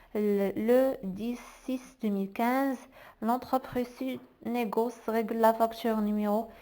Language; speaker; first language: French; non-native, local second language; Arabic